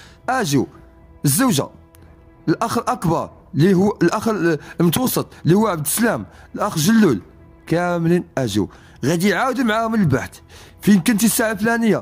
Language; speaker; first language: Arabic; native; Arabic